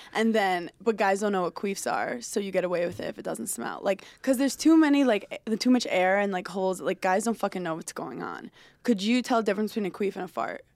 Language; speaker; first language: English; native; English